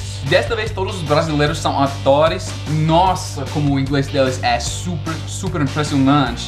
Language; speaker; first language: Portuguese; non-native, fluent; English